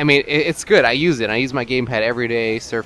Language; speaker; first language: English; native; English